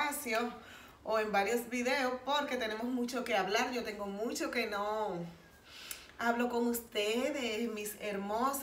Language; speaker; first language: Spanish; native; Spanish